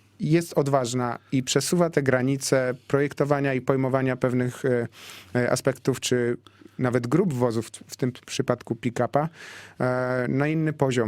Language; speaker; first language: Polish; native; Polish